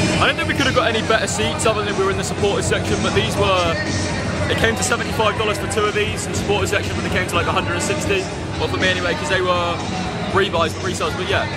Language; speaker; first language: English; native; English